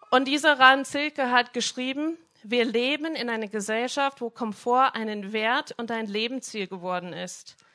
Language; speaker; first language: German; non-native, fluent; English